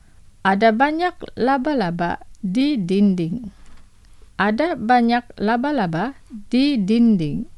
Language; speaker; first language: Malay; non-native, fluent; Spanish